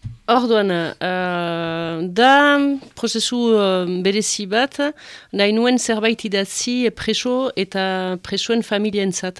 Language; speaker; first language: Basque; early bilingual, heritage; Basque